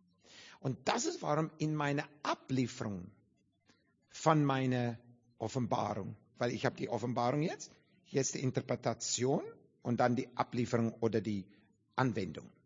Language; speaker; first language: German; non-native, learner; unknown